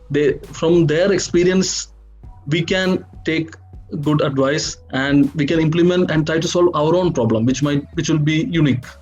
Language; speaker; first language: English; non-native, local second language; Malayalam